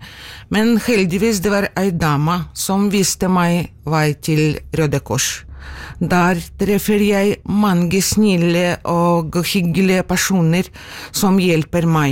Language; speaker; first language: Norwegian; non-native, learner; Ukrainian